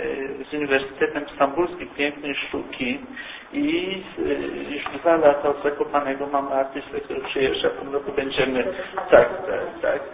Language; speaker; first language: Polish; early bilingual, heritage; Polish